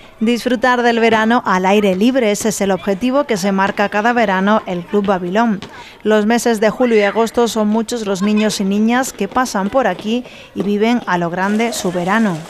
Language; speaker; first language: Spanish; native; Spanish